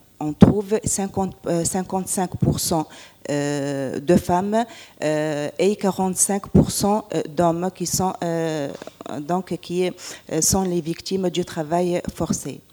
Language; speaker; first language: French; non-native, local second language; Arabic